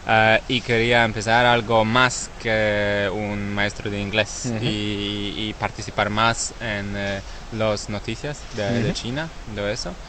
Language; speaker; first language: Spanish; non-native, learner; Polish